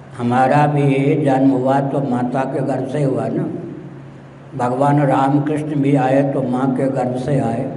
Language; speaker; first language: Hindi; non-native, local second language; Maithili